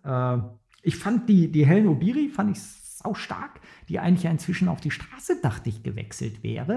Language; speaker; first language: German; native; German